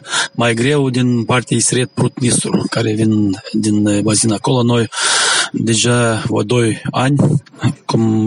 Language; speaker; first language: Romanian; non-native, local second language; Gagauz